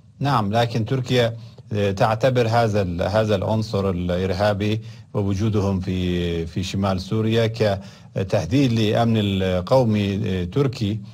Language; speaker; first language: Arabic; non-native, fluent; Turkish